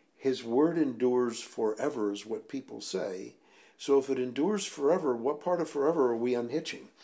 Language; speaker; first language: English; native; English